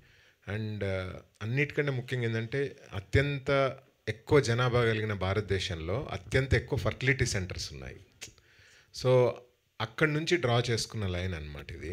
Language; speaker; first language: Telugu; native; Telugu